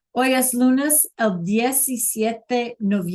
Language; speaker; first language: Spanish; non-native, fluent; English